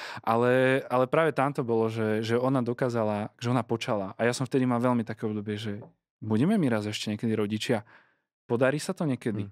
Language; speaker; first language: Slovak; native; Slovak